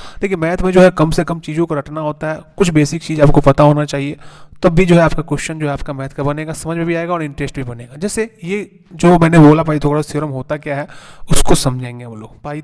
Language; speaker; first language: Hindi; native; Hindi